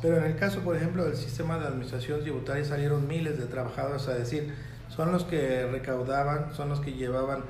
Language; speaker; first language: Spanish; native; Spanish